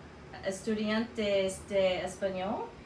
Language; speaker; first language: Spanish; non-native, learner; English